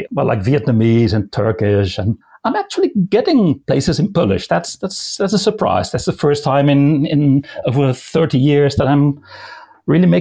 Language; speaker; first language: English; non-native, fluent; Limburgish